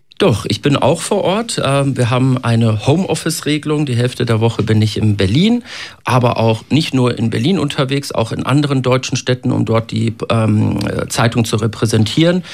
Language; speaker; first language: German; native; German